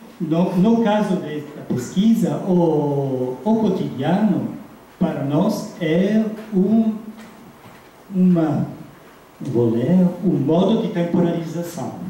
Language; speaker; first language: Portuguese; non-native, fluent; Italian